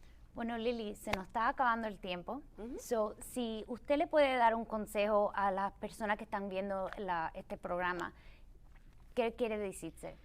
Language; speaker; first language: Spanish; early bilingual, other home language; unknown